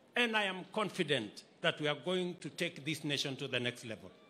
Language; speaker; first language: English; non-native, local second language; Swahili